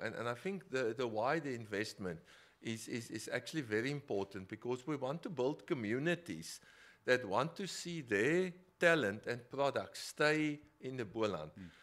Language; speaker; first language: English; non-native, local second language; Afrikaans